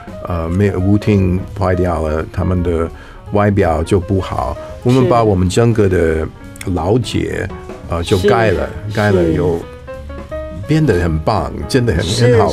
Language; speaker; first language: Chinese; non-native, fluent; English